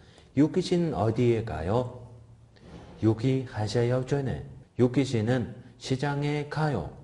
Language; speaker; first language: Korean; non-native, fluent; Mongolian